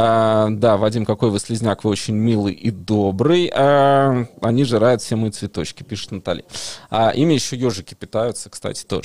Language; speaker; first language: Russian; native; Russian